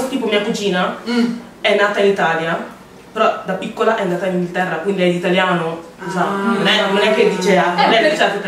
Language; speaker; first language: Italian; early bilingual, other home language; English